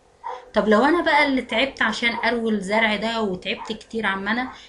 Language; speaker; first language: Arabic; native; Arabic